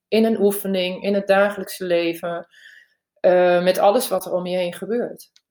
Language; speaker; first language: Dutch; non-native, fluent; German